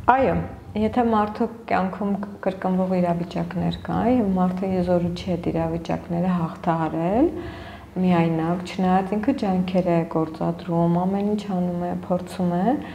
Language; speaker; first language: Armenian; native; Armenian